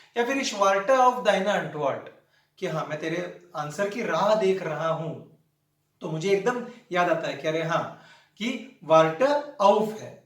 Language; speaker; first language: Hindi; non-native, local second language; Marathi